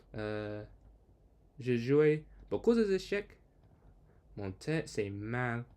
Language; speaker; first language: French; non-native, learner; English